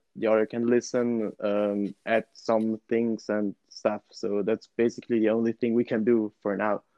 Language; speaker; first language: English; non-native, fluent; Italian